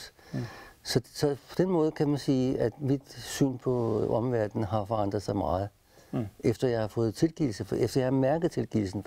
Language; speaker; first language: Danish; native; Danish